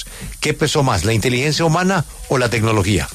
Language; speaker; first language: Spanish; native; Spanish